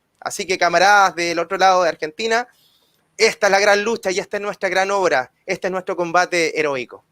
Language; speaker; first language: Spanish; native; Spanish